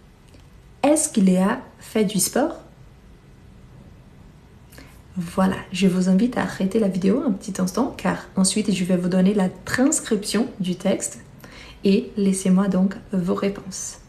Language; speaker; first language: French; non-native, fluent; Portuguese